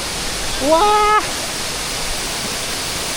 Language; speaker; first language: Japanese; native; Japanese